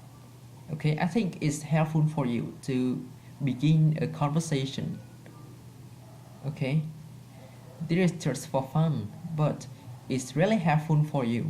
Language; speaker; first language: English; non-native, fluent; Vietnamese